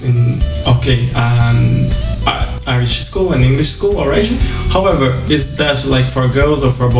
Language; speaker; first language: English; non-native, fluent; Portuguese